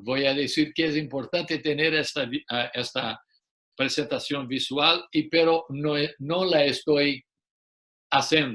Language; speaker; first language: Spanish; non-native, fluent; English